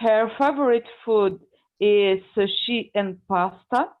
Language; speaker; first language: English; non-native, learner; Portuguese